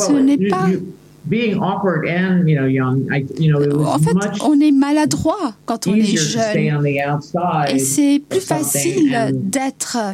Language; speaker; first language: French; non-native, learner; English